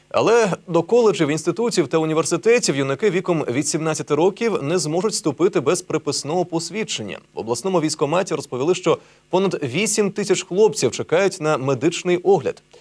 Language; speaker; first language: Ukrainian; native; Ukrainian